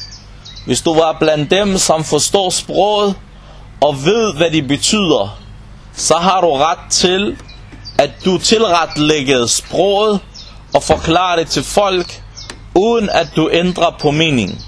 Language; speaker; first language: Danish; non-native, local second language; Arabic